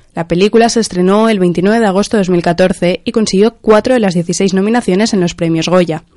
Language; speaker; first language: Spanish; non-native, local second language; Catalan